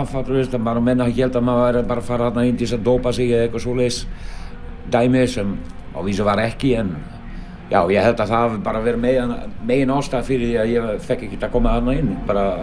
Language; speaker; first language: Icelandic; non-native, fluent; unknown